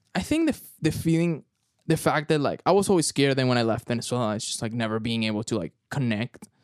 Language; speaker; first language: English; non-native, fluent; Spanish